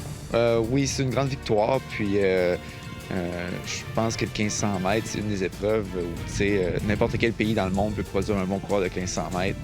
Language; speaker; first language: French; native; French